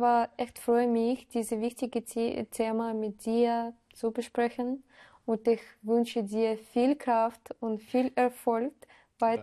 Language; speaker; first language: German; non-native, learner; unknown